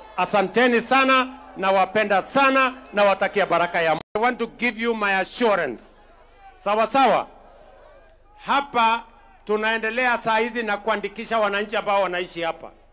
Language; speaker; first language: Swahili; non-native, local second language; Kalenjin